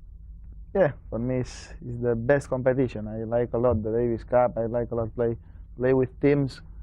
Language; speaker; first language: English; non-native, learner; Spanish